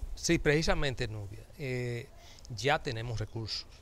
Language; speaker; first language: Spanish; native; Spanish